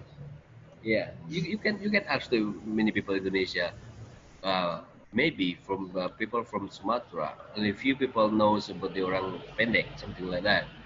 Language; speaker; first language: English; non-native, learner; Indonesian